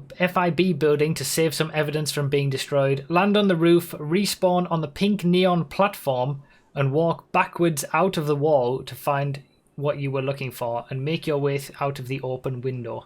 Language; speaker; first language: English; native; English